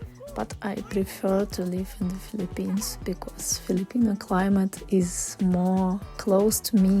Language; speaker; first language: English; non-native, fluent; Russian